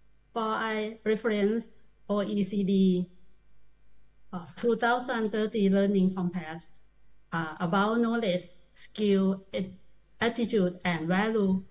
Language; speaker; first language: English; non-native, learner; Thai